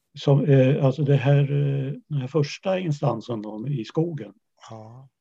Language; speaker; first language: Swedish; early bilingual, other home language; Yiddish